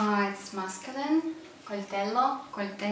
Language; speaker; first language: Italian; non-native, learner; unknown